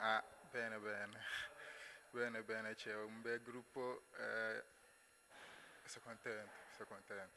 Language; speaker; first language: Italian; non-native, learner; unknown